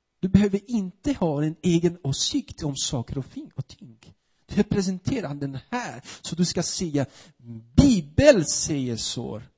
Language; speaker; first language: Swedish; non-native, fluent; Portuguese